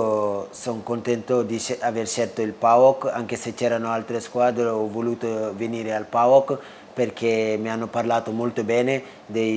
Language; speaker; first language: Italian; non-native, fluent; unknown